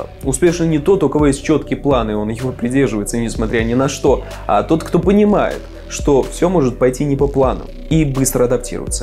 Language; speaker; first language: Russian; native; Russian